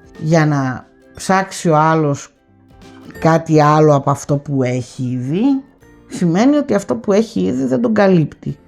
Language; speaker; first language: Greek; native; Greek